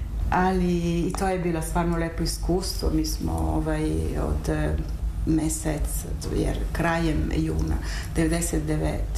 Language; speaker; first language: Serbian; non-native, fluent; Italian